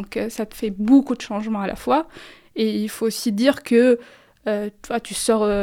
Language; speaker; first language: French; non-native, local second language; Arabic